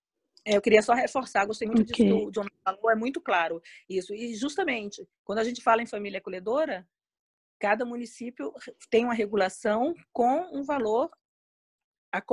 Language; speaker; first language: Portuguese; native; Portuguese